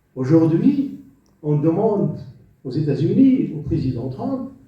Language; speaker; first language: French; non-native, local second language; Arabic